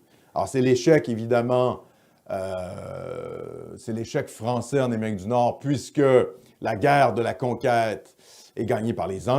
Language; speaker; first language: French; native; French